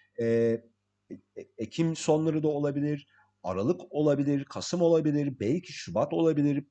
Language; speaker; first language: Turkish; early bilingual, heritage; English